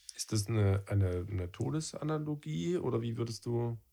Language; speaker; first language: German; native; German